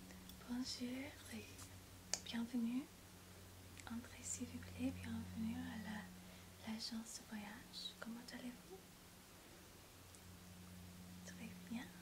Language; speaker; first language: French; non-native, learner; English